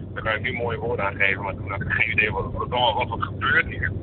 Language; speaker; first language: Dutch; early bilingual, other home language; Indonesian